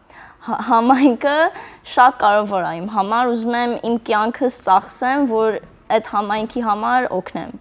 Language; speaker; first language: Armenian; early bilingual, heritage; Armenian